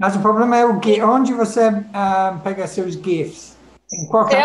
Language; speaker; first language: Portuguese; non-native, fluent; English